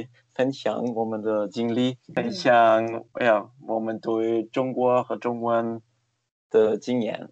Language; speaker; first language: Chinese; non-native, fluent; German